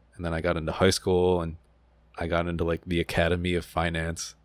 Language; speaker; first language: English; native; English